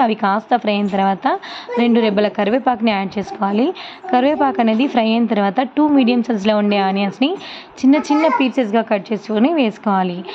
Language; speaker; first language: Telugu; non-native, local second language; Urdu